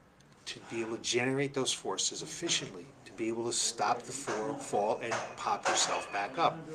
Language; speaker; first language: English; native; English